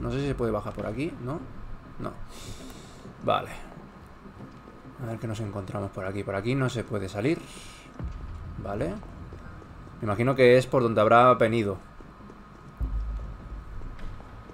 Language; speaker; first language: Spanish; native; Spanish